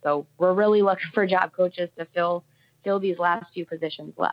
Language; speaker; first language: English; native; English